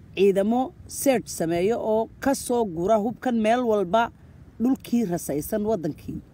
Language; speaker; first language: Somali; native; Somali